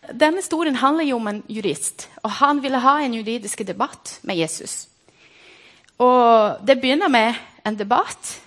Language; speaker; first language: Norwegian; non-native, fluent; Portuguese